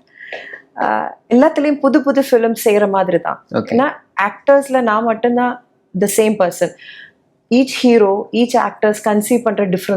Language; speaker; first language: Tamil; non-native, learner; Malayalam